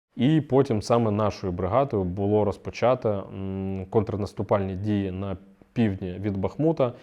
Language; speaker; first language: Ukrainian; native; Ukrainian